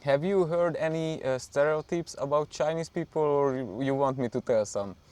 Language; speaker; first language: English; non-native, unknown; Hungarian